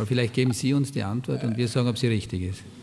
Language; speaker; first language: German; native; German